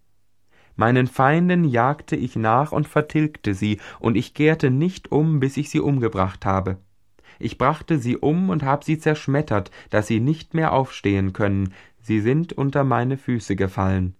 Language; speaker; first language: German; native; German